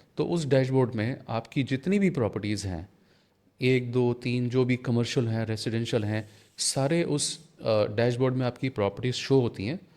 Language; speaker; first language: Hindi; native; Hindi